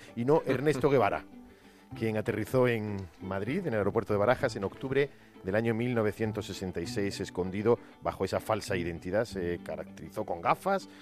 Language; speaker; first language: Spanish; native; Spanish